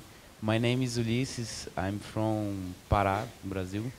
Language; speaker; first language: English; non-native, fluent; Portuguese